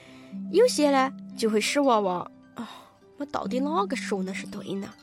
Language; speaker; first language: Chinese; native; Chinese